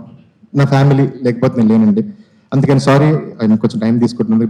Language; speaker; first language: Telugu; native; Telugu